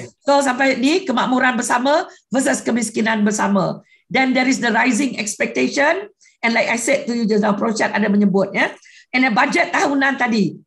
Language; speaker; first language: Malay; non-native, local second language; Iban